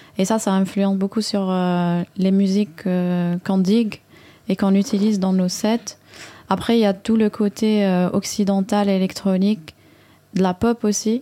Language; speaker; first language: French; non-native, local second language; Arabic